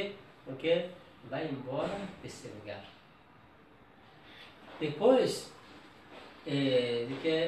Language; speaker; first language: Portuguese; non-native, learner; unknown